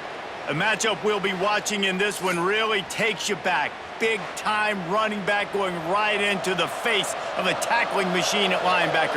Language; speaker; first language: English; native; English